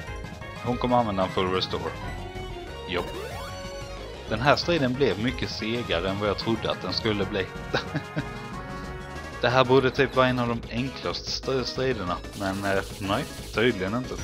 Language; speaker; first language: Swedish; native; Swedish